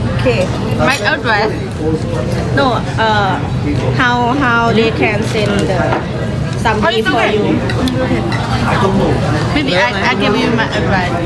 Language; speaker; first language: English; non-native, learner; Thai